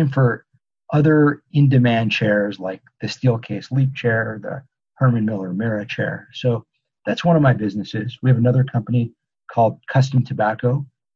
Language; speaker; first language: English; native; English